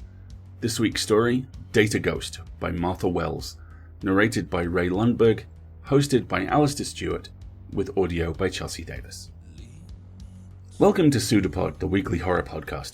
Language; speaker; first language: English; native; English